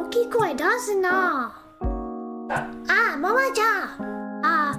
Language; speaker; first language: Japanese; non-native, learner; English